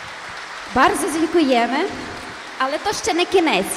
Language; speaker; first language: Polish; non-native, learner; Ukrainian